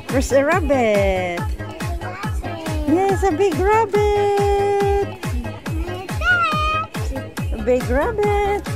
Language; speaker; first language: English; non-native, learner; Filipino